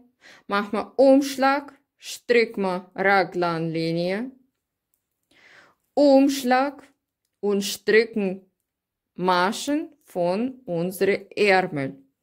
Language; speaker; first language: German; non-native, learner; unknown